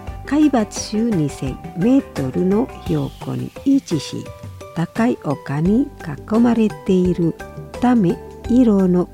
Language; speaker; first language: Japanese; non-native, fluent; Indonesian